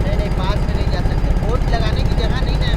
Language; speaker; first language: Hindi; native; Hindi